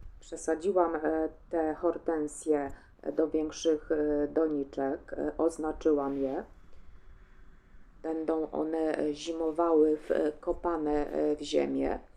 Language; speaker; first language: Polish; native; Polish